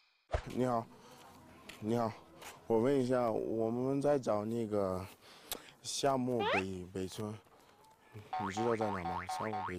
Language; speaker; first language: Chinese; non-native, fluent; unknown